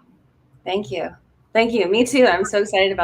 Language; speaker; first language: English; native; English